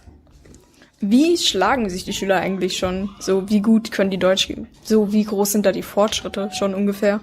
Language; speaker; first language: German; native; German